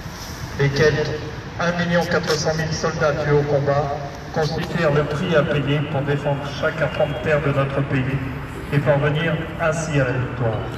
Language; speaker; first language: French; native; French